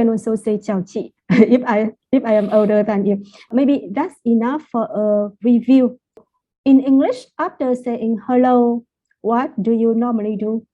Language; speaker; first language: English; non-native, fluent; Vietnamese